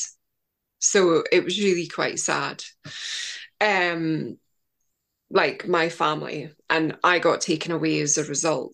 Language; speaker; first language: English; native; English